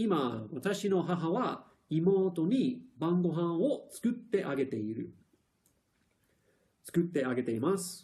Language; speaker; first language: Japanese; non-native, fluent; English